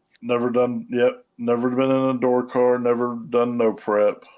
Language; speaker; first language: English; native; English